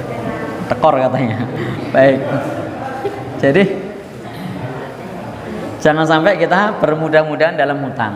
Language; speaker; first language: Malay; non-native, local second language; Javanese